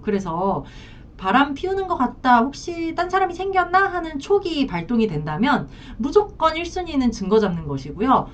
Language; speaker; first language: Korean; native; Korean